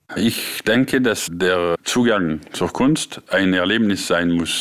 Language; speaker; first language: German; non-native, local second language; French